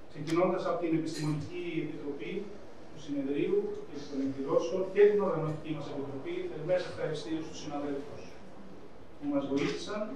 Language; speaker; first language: Greek; native; Greek